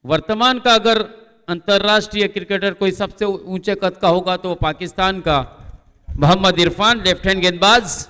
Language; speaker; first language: Hindi; non-native, local second language; Marathi